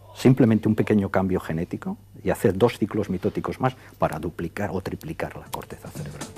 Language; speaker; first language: Spanish; native; Spanish